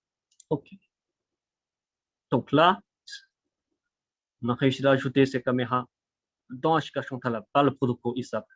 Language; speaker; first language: French; non-native, fluent; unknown